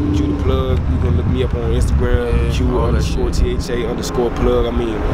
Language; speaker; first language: English; native; English